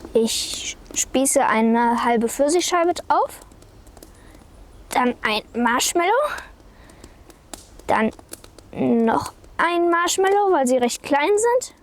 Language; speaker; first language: German; native; German